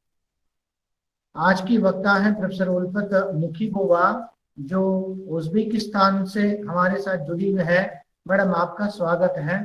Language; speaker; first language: Hindi; non-native, local second language; Kannada